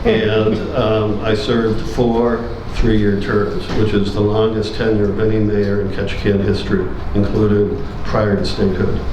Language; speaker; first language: English; native; English